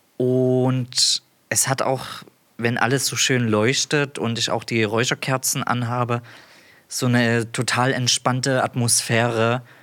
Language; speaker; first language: German; native; German